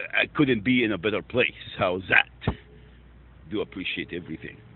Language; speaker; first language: English; non-native, fluent; Arabic